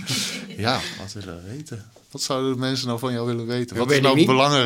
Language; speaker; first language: Dutch; native; Dutch